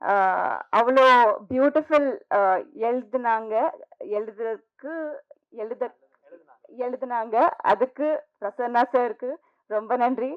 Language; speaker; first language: Tamil; non-native, learner; Telugu